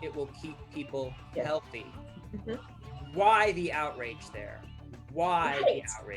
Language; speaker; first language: English; native; English